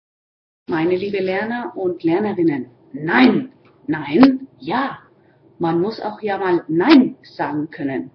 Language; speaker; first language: German; non-native, learner; Spanish